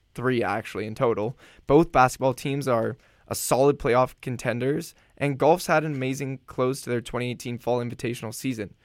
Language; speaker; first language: English; native; English